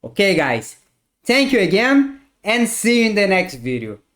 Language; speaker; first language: English; non-native, fluent; Portuguese